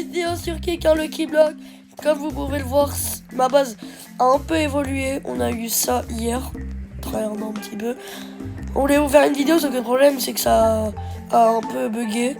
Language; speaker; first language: French; native; French